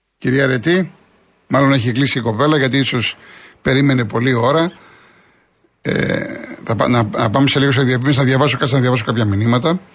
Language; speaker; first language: Greek; native; Greek